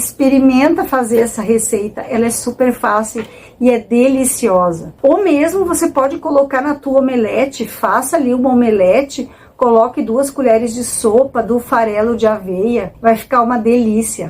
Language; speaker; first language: Portuguese; native; Portuguese